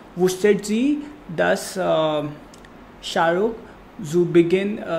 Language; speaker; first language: German; non-native, fluent; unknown